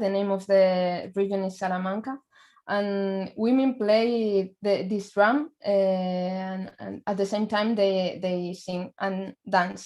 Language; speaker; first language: English; non-native, learner; Spanish